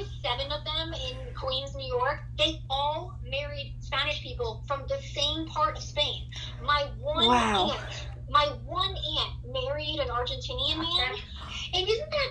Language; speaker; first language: English; early bilingual, other home language; Spanish